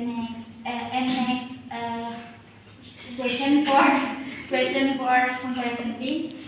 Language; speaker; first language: English; non-native, learner; Indonesian